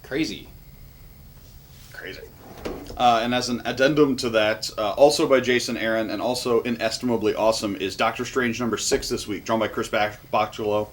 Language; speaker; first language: English; native; English